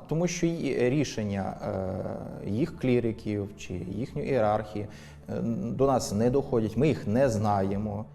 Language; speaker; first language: Ukrainian; native; Ukrainian